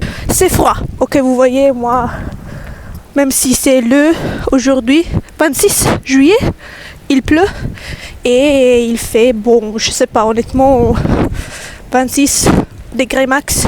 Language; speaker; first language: French; non-native, fluent; Italian